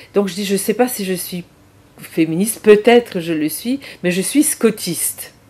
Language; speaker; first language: French; non-native, fluent; Bulgarian